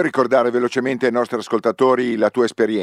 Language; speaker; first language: Italian; native; Italian